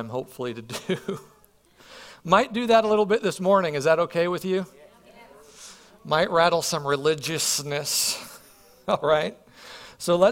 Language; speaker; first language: English; native; English